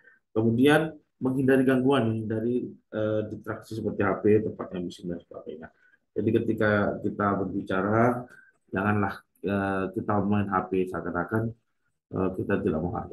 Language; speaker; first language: Indonesian; native; Indonesian